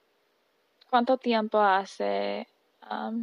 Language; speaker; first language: Spanish; early bilingual, heritage; Spanish